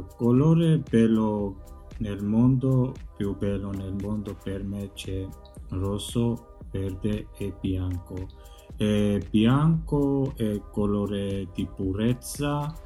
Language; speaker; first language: Italian; non-native, learner; Georgian